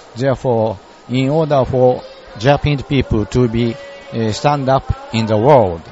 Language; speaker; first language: English; non-native, learner; Japanese